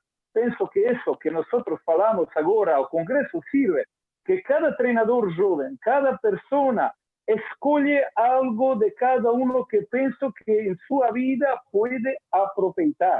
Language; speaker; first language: Portuguese; non-native, learner; Croatian